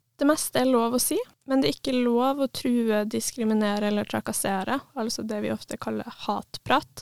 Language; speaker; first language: Norwegian; native; Norwegian